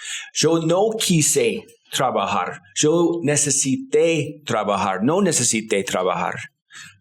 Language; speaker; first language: Spanish; non-native, fluent; English